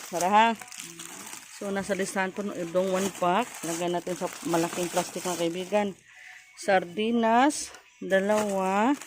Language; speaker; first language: Filipino; non-native, local second language; Cebuano